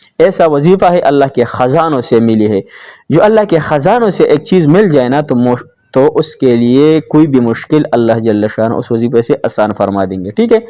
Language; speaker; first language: Urdu; non-native, local second language; Pashto